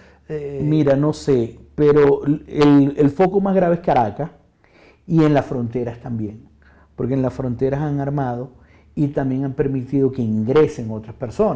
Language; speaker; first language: Spanish; native; Spanish